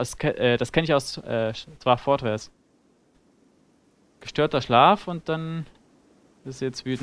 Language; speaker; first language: German; native; German